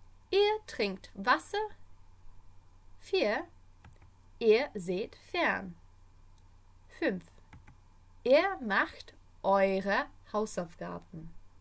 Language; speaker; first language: German; non-native, fluent; English